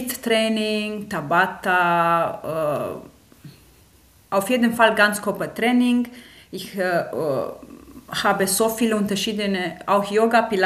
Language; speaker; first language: German; non-native, fluent; Romanian